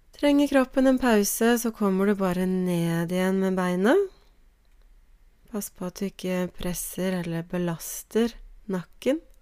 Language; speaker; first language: Norwegian; native; Norwegian